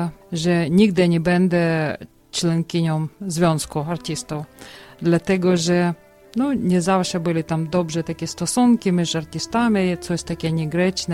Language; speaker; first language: Polish; non-native, learner; Ukrainian